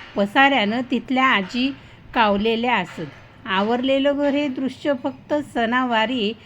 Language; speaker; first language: Marathi; non-native, local second language; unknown